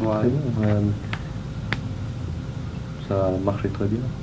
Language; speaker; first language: French; non-native, fluent; English